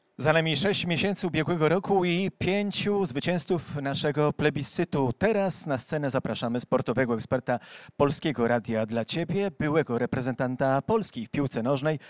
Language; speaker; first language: Polish; native; Polish